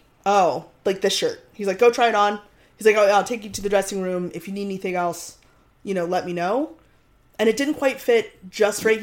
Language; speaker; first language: English; native; English